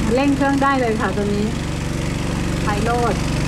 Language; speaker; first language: Thai; native; Thai